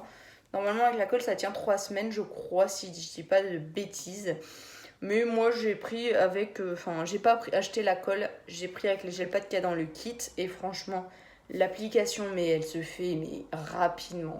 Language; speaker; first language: French; native; French